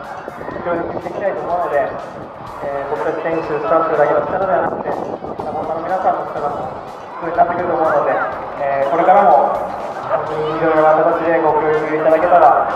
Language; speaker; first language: Japanese; native; Japanese